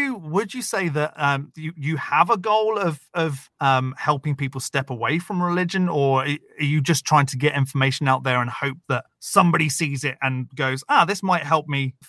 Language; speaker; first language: English; native; English